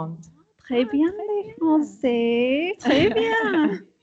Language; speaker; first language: French; non-native, learner; English